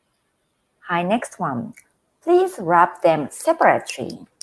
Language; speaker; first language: English; non-native, fluent; Japanese